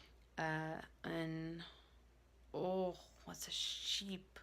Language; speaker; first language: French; non-native, learner; English